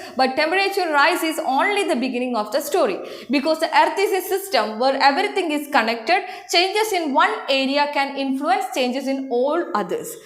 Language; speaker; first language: English; non-native, local second language; Malayalam